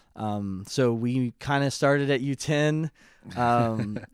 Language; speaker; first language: English; native; English